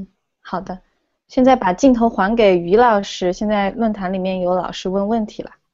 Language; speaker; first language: Chinese; native; Chinese